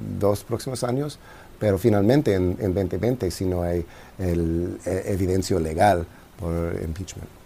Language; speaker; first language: Spanish; non-native, fluent; English